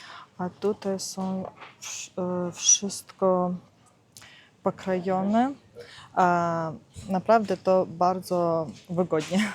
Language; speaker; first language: Polish; non-native, learner; Ukrainian